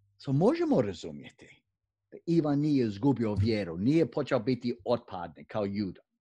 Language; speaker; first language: Croatian; early bilingual, heritage; Croatian